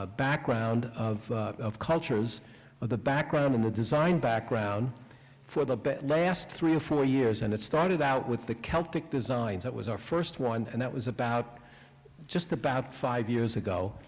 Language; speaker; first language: English; native; English